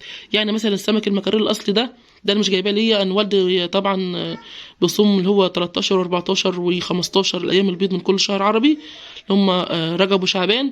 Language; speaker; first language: Arabic; native; Arabic